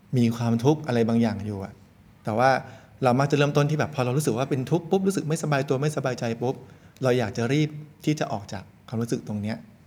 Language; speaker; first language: Thai; native; Thai